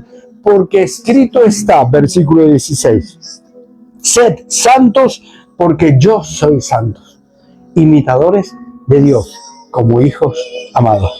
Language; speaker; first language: Spanish; native; Spanish